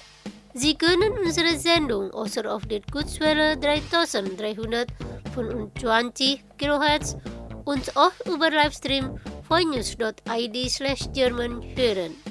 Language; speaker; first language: German; non-native, learner; Indonesian